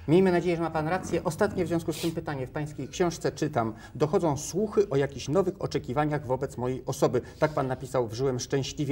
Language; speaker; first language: Polish; native; Polish